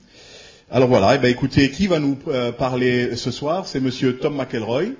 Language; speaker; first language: French; native; French